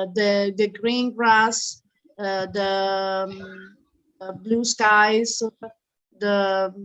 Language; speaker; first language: English; non-native, learner; Italian